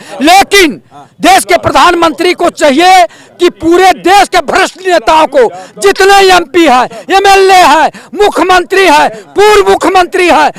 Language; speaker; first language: Hindi; native; Hindi